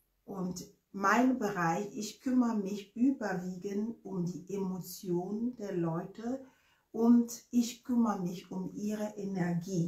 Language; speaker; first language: German; non-native, fluent; Ewe